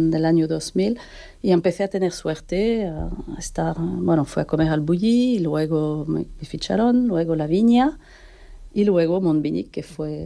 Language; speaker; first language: Spanish; non-native, fluent; French